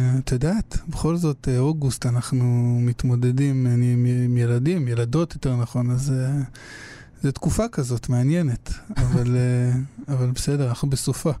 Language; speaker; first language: Hebrew; native; Hebrew